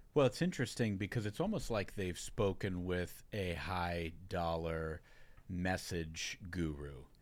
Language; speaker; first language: English; native; English